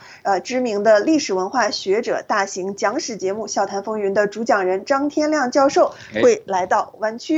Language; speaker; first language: Chinese; native; Chinese